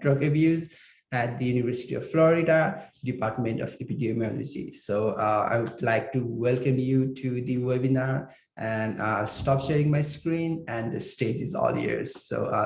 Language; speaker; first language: English; non-native, local second language; Nepali